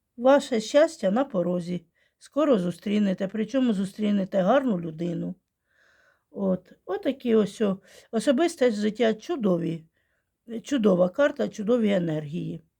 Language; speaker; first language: Ukrainian; non-native, local second language; Russian